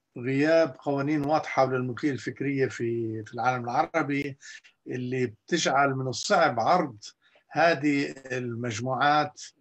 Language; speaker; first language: Arabic; native; Arabic